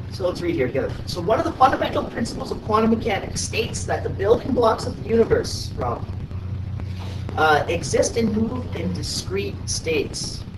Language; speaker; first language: English; native; English